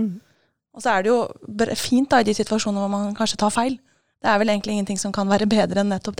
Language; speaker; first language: Norwegian; native; Norwegian